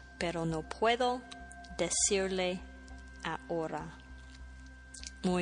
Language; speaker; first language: Spanish; non-native, fluent; English